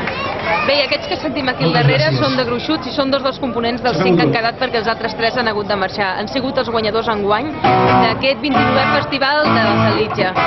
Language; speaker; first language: Catalan; native; Catalan